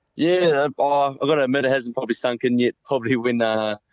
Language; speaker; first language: English; early bilingual, other home language; Samoan